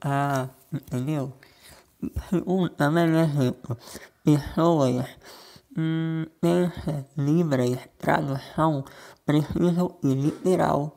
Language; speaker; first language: Portuguese; non-native, local second language; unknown